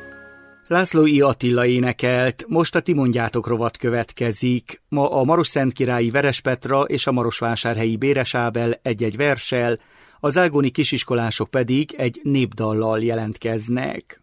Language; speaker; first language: Hungarian; native; Hungarian